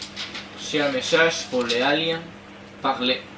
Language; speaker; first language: French; non-native, learner; Spanish